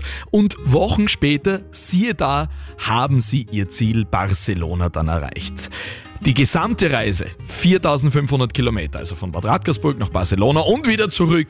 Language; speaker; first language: German; native; German